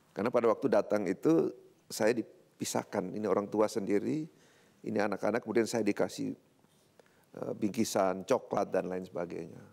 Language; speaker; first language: Indonesian; native; Indonesian